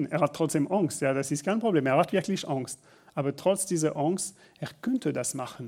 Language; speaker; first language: German; non-native, learner; French